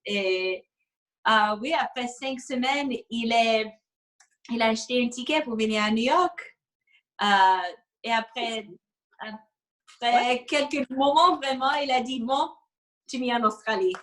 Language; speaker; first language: French; non-native, fluent; English